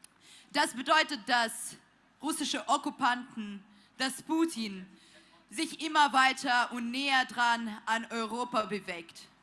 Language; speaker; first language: German; non-native, fluent; Ukrainian